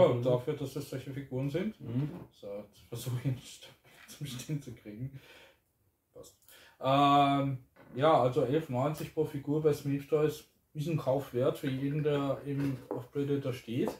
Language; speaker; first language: German; native; German